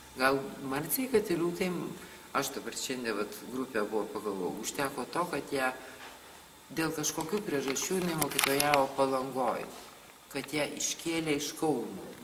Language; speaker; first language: Lithuanian; native; Lithuanian